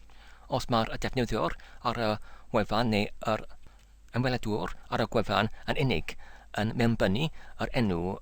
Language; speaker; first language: Welsh; non-native, learner; English